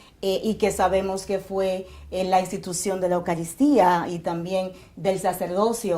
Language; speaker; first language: Spanish; native; Spanish